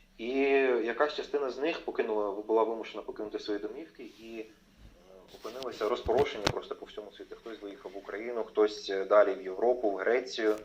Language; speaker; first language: Ukrainian; non-native, local second language; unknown